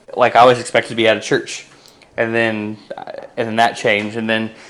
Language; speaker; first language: English; native; English